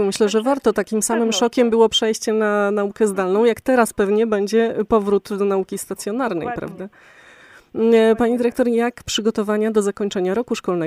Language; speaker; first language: Polish; native; Polish